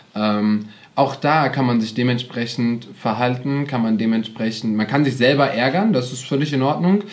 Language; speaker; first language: German; native; German